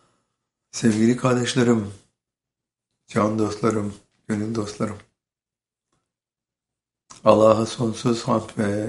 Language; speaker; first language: Turkish; native; Turkish